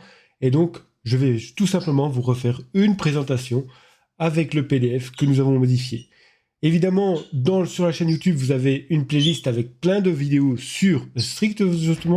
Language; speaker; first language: French; native; French